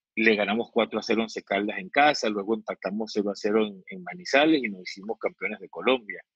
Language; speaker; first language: Spanish; native; Spanish